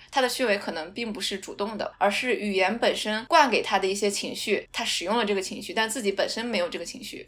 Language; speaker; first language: Chinese; non-native, local second language; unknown